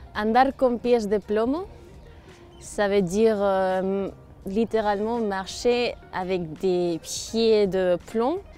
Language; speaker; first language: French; non-native, fluent; Spanish